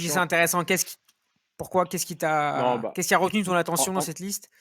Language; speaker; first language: French; native; French